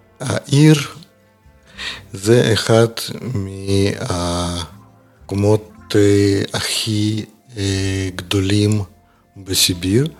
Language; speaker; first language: Hebrew; non-native, fluent; Russian